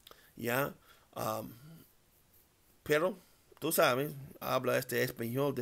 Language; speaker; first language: Spanish; non-native, learner; English